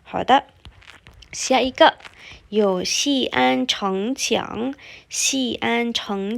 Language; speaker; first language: Chinese; non-native, fluent; Indonesian